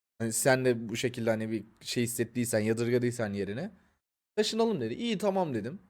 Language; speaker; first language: Turkish; native; Turkish